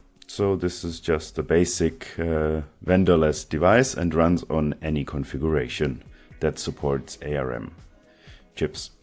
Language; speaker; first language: English; non-native, fluent; German